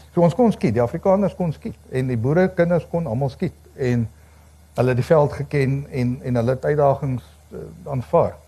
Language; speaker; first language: Afrikaans; native; Afrikaans